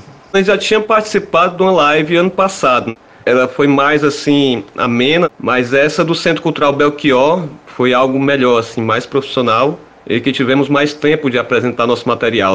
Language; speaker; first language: Portuguese; native; Portuguese